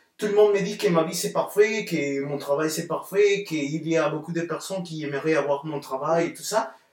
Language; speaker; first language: French; non-native, fluent; Spanish